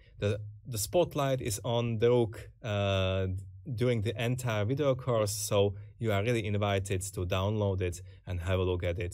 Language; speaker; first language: English; non-native, fluent; Slovak